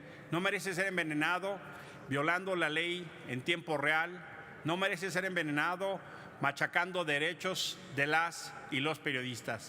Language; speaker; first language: Spanish; native; Spanish